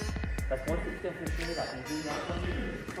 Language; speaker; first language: German; native; German